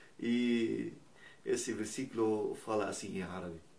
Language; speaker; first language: Portuguese; non-native, learner; Persian